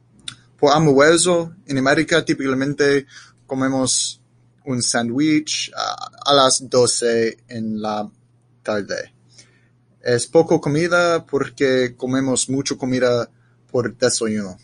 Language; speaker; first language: Spanish; non-native, learner; English